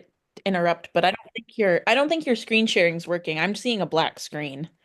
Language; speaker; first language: English; native; English